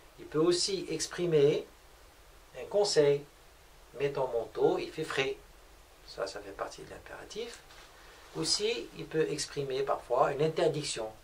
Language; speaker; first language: French; non-native, local second language; Arabic